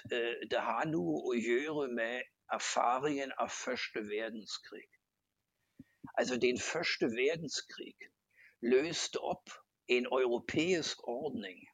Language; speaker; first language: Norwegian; non-native, fluent; German